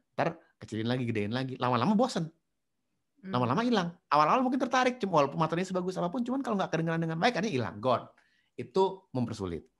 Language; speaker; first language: Indonesian; native; Indonesian